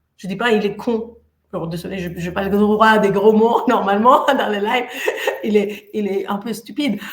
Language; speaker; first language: French; non-native, fluent; Spanish